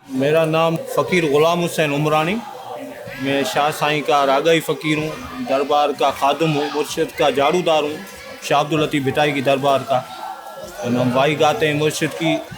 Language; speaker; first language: Urdu; non-native, local second language; Sindhi